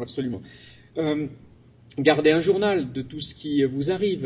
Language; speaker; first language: French; native; French